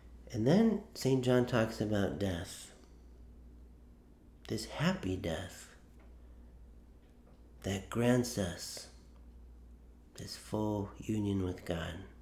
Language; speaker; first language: English; native; English